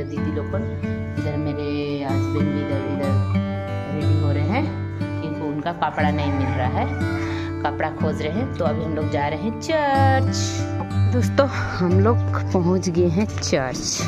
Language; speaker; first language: Hindi; native; Hindi